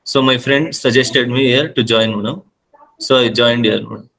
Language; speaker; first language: English; non-native, local second language; Kannada